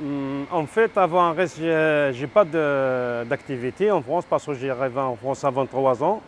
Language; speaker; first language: French; non-native, learner; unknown